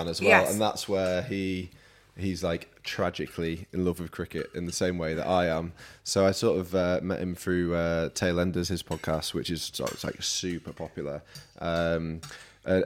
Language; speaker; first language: English; native; English